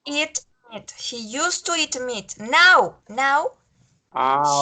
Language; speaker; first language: English; non-native, fluent; Spanish